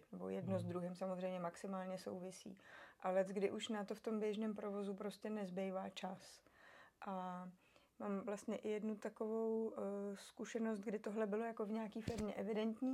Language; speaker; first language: Czech; native; Czech